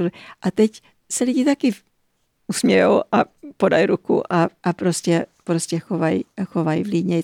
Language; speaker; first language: Czech; early bilingual, heritage; Czech